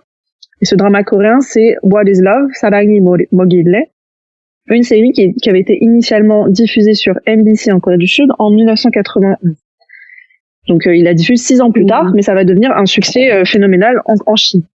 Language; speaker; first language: French; native; French